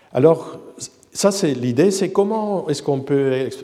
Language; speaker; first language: French; non-native, fluent; Dutch